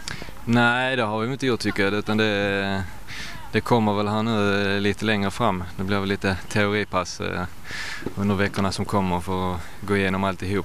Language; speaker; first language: Swedish; native; Swedish